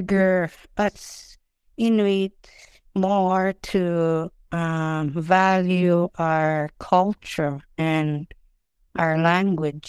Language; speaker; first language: English; non-native, fluent; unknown